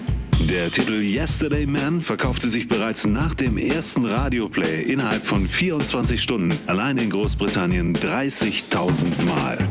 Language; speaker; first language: German; native; German